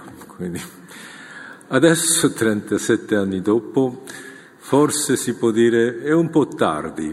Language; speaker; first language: Italian; non-native, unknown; Korean